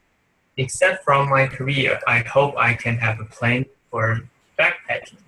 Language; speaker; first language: English; non-native, learner; Chinese